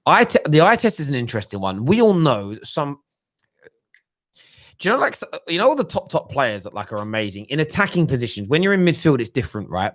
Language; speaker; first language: English; native; English